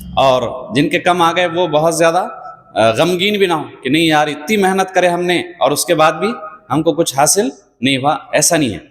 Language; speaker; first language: Urdu; native; Urdu